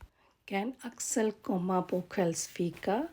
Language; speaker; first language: Swedish; non-native, fluent; Urdu